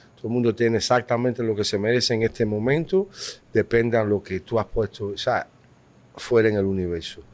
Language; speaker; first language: Spanish; early bilingual, heritage; Spanish